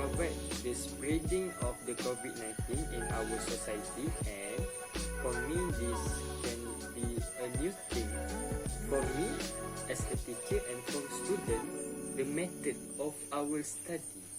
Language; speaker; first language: English; non-native, local second language; Malay